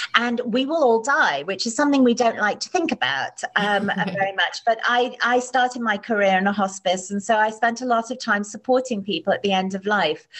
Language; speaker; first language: English; native; English